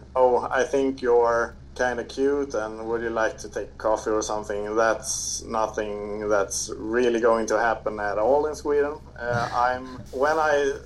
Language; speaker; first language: English; non-native, fluent; Swedish